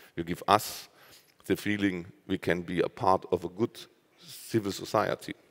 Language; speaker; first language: English; non-native, fluent; German